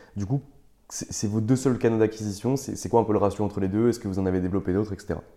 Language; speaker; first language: French; native; French